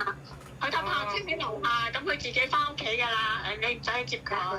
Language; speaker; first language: Chinese; non-native, learner; Indonesian